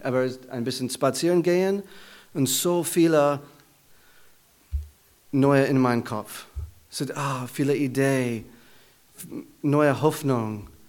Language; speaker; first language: German; non-native, learner; English